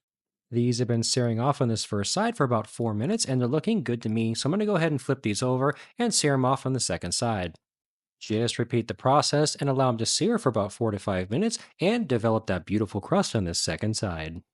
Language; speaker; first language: English; native; English